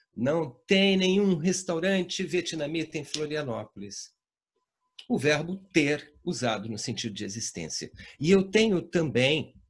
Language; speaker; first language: Portuguese; native; Portuguese